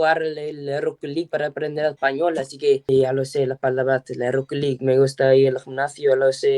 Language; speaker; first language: Spanish; non-native, learner; English